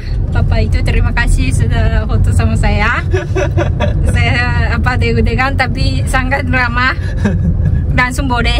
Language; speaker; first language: Indonesian; non-native, learner; Japanese